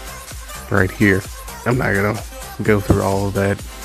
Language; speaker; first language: English; native; English